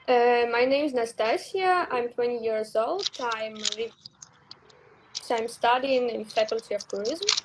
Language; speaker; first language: English; non-native, learner; Russian